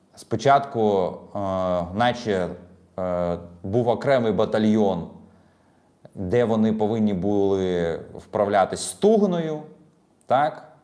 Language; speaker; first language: Ukrainian; non-native, local second language; Russian